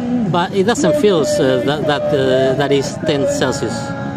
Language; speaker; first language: English; non-native, fluent; Spanish